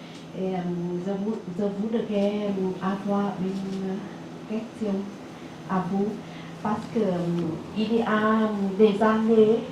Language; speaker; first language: French; non-native, learner; Vietnamese